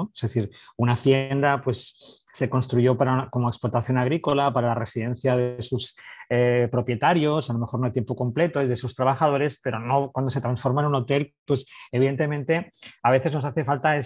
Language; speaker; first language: Spanish; native; Spanish